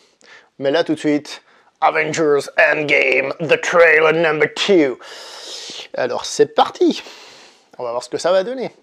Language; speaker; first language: French; native; French